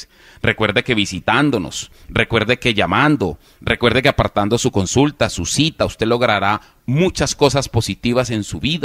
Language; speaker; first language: Spanish; native; Spanish